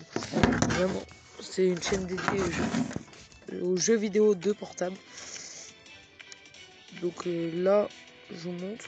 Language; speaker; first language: French; native; French